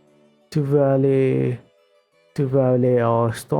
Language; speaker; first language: French; non-native, learner; English